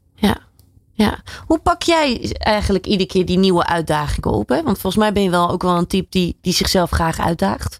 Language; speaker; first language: Dutch; native; Dutch